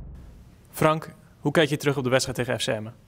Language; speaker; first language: Dutch; native; Dutch